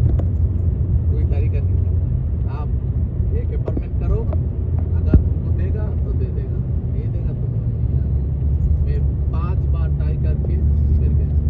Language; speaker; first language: Hindi; non-native, learner; Bangla